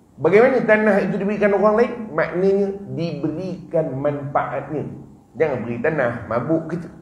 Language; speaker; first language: Malay; native; Malay